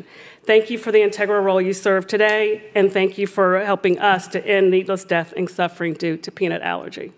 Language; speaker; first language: English; native; English